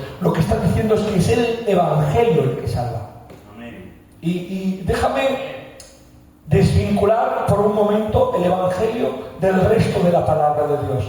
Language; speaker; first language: Spanish; native; Spanish